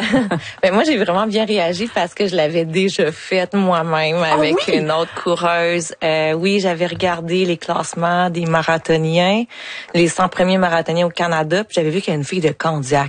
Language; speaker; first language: French; native; French